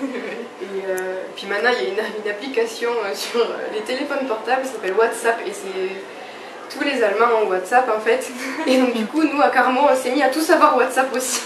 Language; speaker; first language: French; native; French